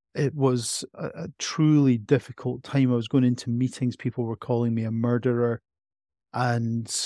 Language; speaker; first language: English; native; English